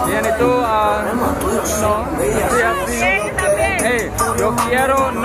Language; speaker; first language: Spanish; non-native, learner; English